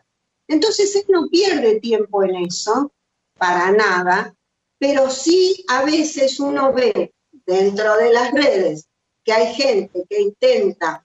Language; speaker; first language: Spanish; native; Spanish